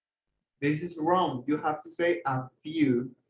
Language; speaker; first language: English; non-native, fluent; Spanish